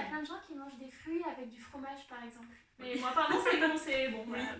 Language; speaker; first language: French; native; French